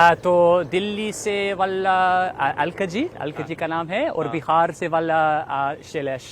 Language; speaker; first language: Hindi; non-native, learner; English